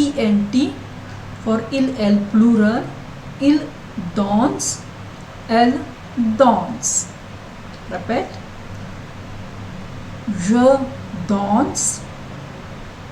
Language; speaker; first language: French; non-native, learner; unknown